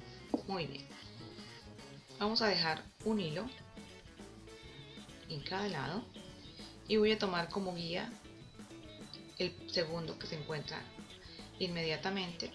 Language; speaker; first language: Spanish; native; Spanish